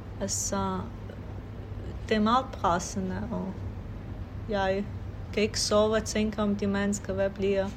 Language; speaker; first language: Danish; non-native, fluent; Ukrainian